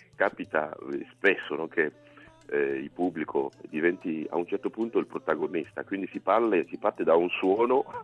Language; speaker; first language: Italian; non-native, fluent; Ewe